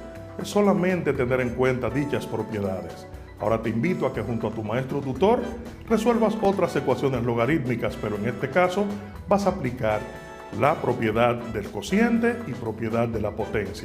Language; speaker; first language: Spanish; native; Spanish